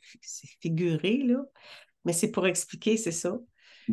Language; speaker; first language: French; native; French